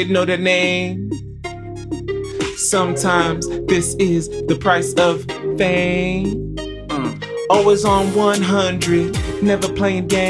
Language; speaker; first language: English; native; English